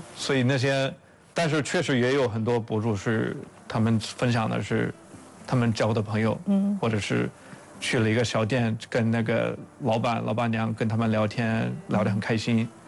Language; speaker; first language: Chinese; non-native, fluent; English